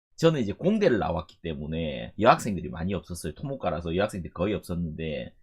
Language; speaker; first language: Korean; native; Korean